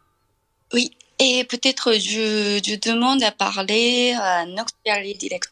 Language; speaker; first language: French; non-native, fluent; Japanese